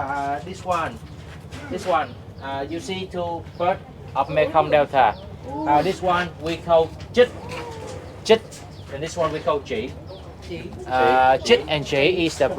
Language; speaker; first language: English; non-native, learner; Vietnamese